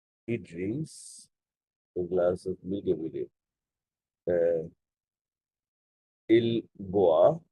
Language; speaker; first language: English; non-native, local second language; Bangla